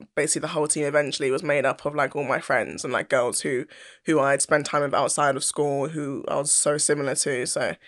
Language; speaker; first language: English; native; English